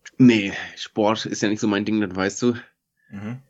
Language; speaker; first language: German; native; German